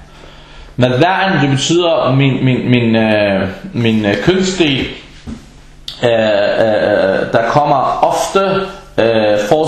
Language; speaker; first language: Danish; early bilingual, other home language; Arabic